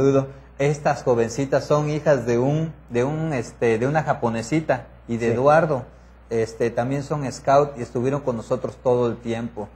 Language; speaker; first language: Spanish; native; Spanish